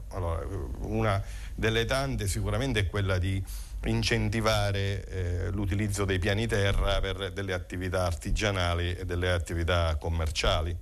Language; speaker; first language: Italian; native; Italian